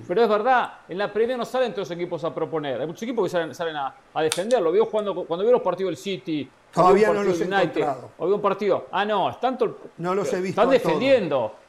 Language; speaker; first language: Spanish; native; Spanish